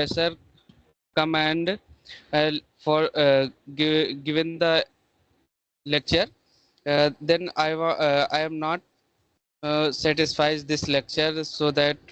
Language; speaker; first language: English; non-native, learner; Hindi